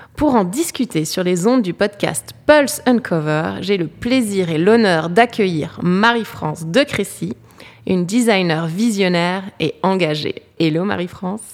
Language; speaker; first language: French; native; French